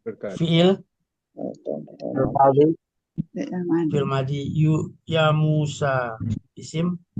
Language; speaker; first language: Arabic; non-native, learner; Indonesian